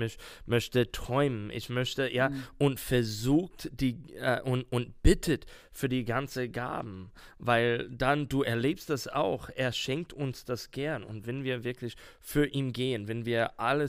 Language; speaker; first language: German; non-native, learner; English